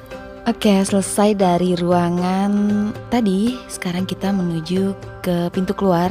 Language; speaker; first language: Indonesian; native; Indonesian